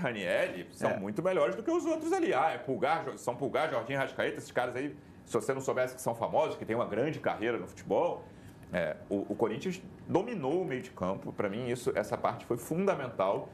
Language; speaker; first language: Portuguese; native; Portuguese